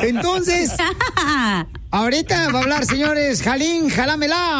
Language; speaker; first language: Spanish; native; Spanish